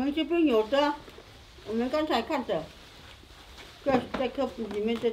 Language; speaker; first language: Chinese; non-native, local second language; Amis